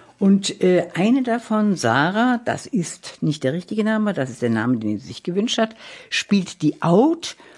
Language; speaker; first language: German; native; German